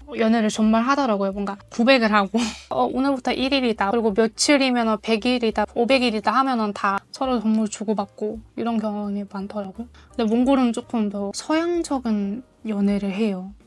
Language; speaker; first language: Korean; non-native, fluent; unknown